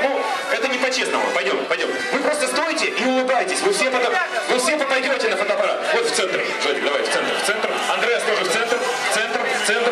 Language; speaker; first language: Russian; native; Russian